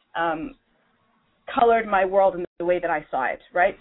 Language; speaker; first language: English; non-native, local second language; Yoruba